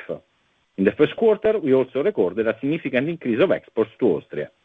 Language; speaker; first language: English; non-native, fluent; Italian